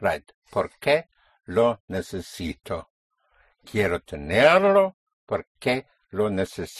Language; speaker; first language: Spanish; non-native, fluent; English